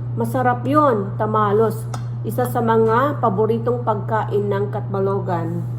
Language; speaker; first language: Filipino; non-native, local second language; Waray